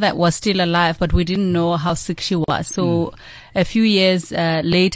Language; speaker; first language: English; non-native, local second language; Xhosa